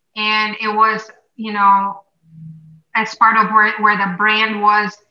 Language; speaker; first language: English; non-native, fluent; Portuguese